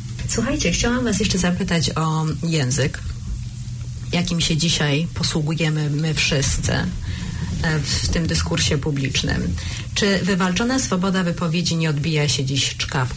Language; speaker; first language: Polish; native; Polish